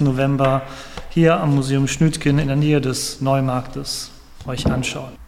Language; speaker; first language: German; native; German